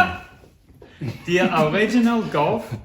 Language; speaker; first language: German; non-native, learner; English